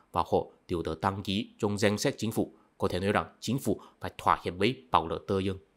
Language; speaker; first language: Vietnamese; non-native, fluent; Chinese